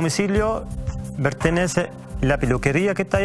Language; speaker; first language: Spanish; native; Spanish